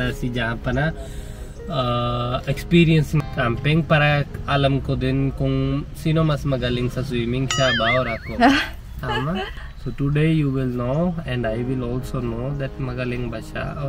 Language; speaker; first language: Filipino; non-native, learner; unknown